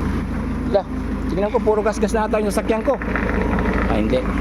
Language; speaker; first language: Filipino; native; Filipino